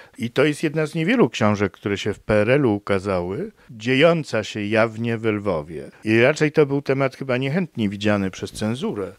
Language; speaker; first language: Polish; native; Polish